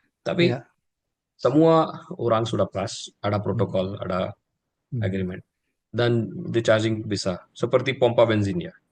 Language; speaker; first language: Indonesian; non-native, learner; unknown